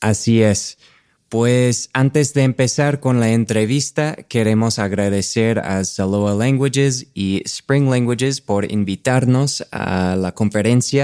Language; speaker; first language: Spanish; non-native, fluent; English